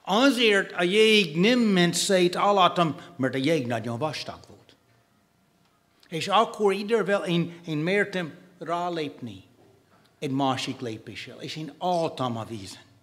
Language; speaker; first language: Hungarian; non-native, fluent; English